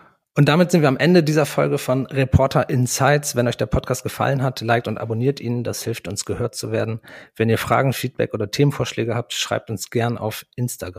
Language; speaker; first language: German; native; German